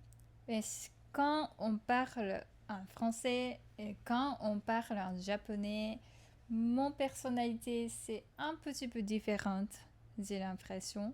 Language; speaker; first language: French; non-native, fluent; Japanese